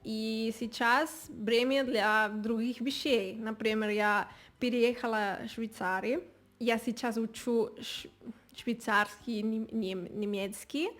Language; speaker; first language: Russian; non-native, learner; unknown